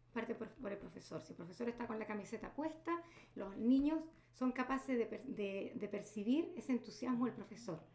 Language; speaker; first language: Spanish; native; Spanish